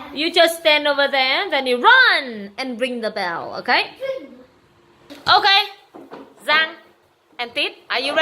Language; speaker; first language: English; non-native, fluent; Vietnamese